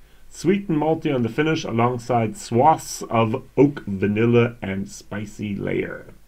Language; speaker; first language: English; native; English